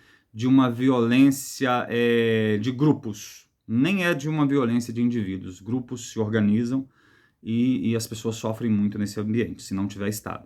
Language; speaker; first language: Portuguese; native; Portuguese